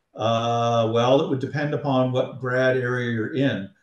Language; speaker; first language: English; native; English